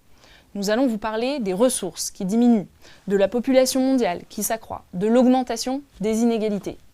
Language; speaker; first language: French; native; French